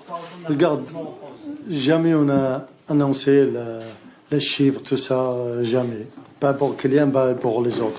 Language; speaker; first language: French; non-native, learner; Arabic